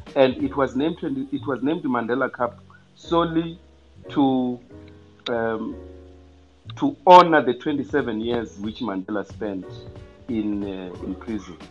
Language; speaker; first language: English; non-native, local second language; Venda